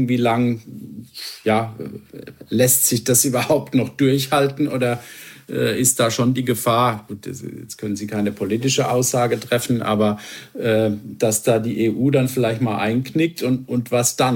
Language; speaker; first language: German; native; German